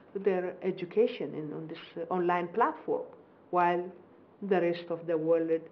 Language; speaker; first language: English; non-native, fluent; Amharic